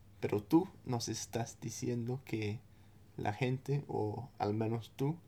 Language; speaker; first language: Spanish; non-native, fluent; English